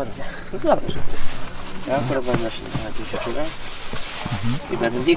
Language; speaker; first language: Polish; native; Polish